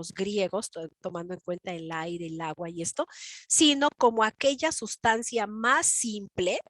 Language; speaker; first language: Spanish; native; Spanish